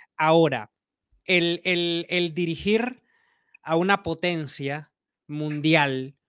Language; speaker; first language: Spanish; native; Spanish